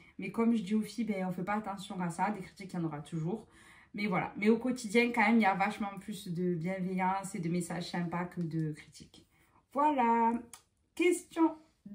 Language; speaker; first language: French; native; French